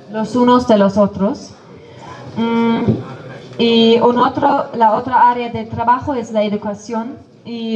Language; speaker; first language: Spanish; non-native, fluent; Kurdish